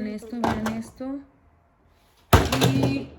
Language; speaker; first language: Spanish; native; Spanish